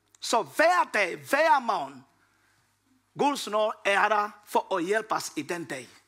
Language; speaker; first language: Danish; non-native, fluent; Lingala